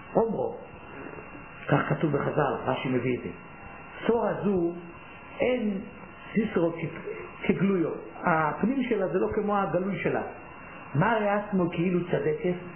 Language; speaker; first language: Hebrew; native; Hebrew